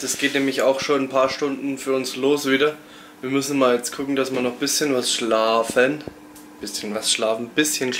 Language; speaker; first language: German; native; German